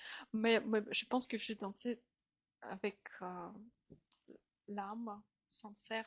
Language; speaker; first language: French; non-native, fluent; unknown